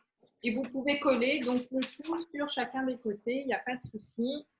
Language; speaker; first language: French; native; French